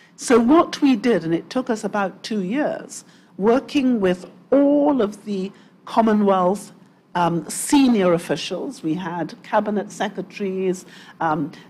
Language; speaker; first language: English; native; English